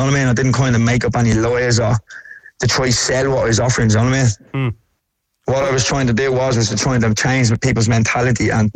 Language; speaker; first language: English; native; English